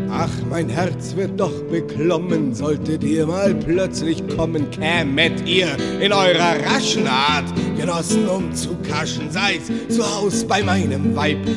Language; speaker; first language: German; native; German